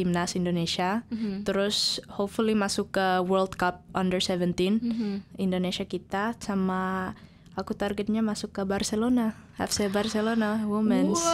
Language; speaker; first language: Indonesian; early bilingual, heritage; Indonesian